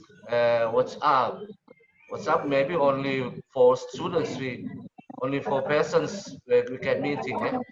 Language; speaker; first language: English; non-native, learner; Indonesian